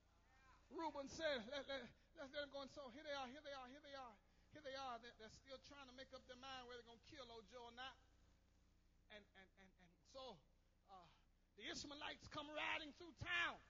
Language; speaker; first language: English; native; English